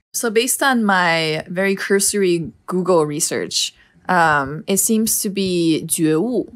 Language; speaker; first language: English; native; English